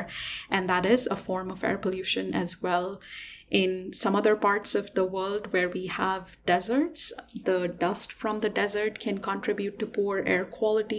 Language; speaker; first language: English; non-native, local second language; Hindi